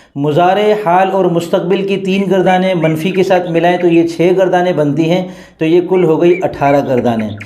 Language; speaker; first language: Urdu; native; Urdu